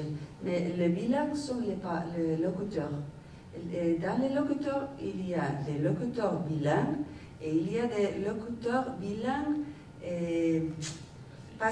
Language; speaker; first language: French; non-native, learner; Basque